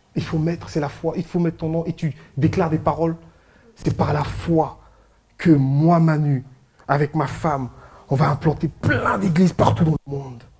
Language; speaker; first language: French; early bilingual, other home language; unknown